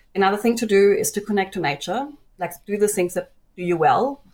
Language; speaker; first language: English; non-native, fluent; German